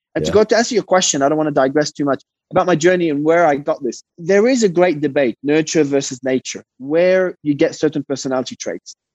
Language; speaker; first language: English; early bilingual, other home language; Arabic